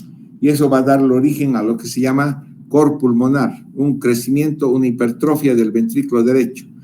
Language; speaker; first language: Spanish; native; Spanish